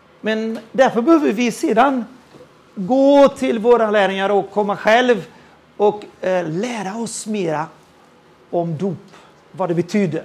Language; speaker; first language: Swedish; non-native, fluent; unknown